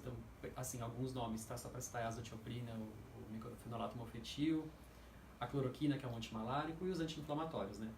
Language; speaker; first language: Portuguese; native; Portuguese